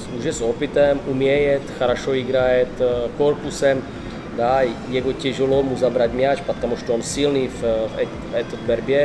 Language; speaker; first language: Russian; non-native, learner; Czech